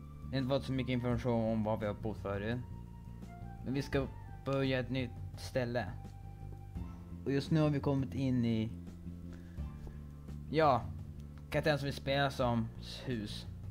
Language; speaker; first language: Swedish; native; Swedish